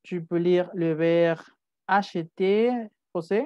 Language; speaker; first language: French; non-native, fluent; Spanish